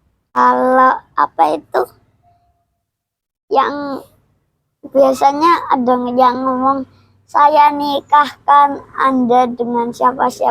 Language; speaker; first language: Indonesian; native; Indonesian